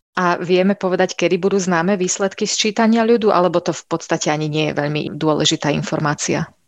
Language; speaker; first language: Slovak; native; Slovak